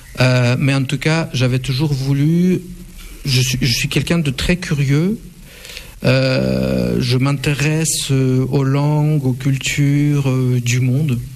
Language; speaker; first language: French; non-native, fluent; Russian